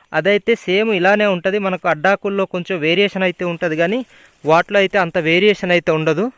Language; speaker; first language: Telugu; non-native, local second language; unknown